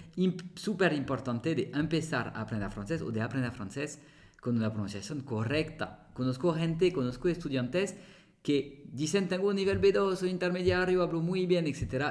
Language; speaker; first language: Spanish; non-native, fluent; French